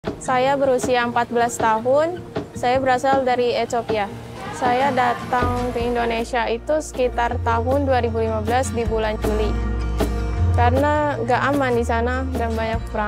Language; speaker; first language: Indonesian; early bilingual, other home language; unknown